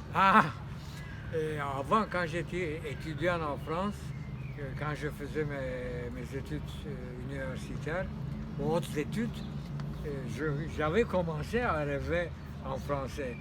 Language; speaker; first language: French; non-native, fluent; Turkish